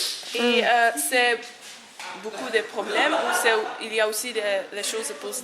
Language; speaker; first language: French; non-native, local second language; Dutch